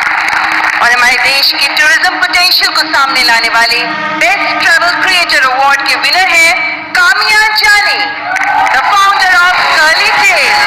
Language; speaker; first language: Hindi; native; Hindi